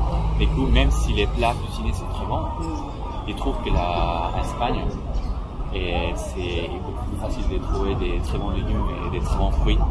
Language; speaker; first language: French; non-native, fluent; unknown